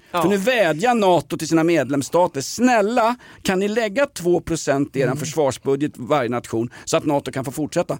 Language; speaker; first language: Swedish; native; Swedish